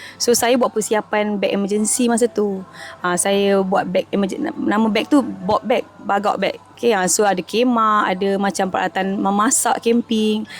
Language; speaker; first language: Malay; native; Malay